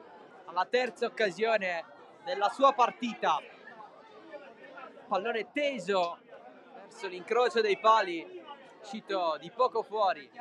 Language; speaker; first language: Italian; native; Italian